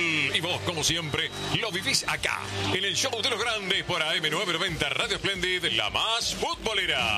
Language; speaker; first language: Spanish; native; Spanish